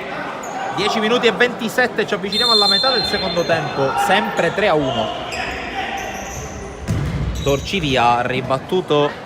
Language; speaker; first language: Italian; native; Italian